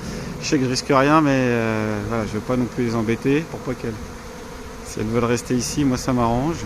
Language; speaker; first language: French; native; French